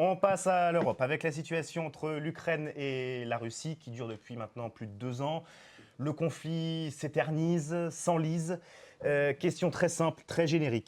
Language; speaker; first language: French; native; French